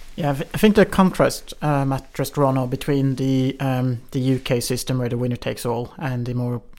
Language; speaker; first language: English; non-native, fluent; Norwegian